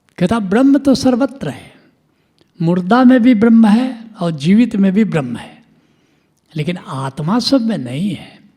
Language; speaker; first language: Hindi; non-native, local second language; Bhojpuri